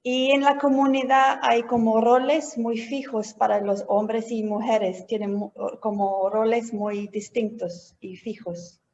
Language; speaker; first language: Spanish; non-native, fluent; English